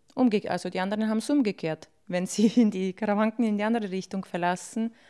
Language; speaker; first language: German; early bilingual, other home language; Bosnian